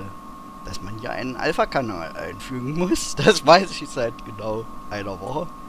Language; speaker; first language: German; native; German